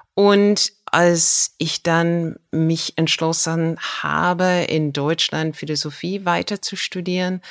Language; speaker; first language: German; non-native, fluent; English